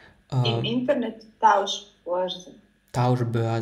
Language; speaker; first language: German; non-native, learner; Croatian